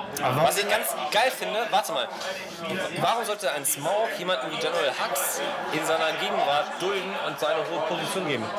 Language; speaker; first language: German; native; German